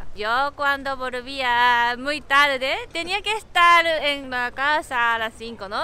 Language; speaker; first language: Spanish; non-native, learner; Japanese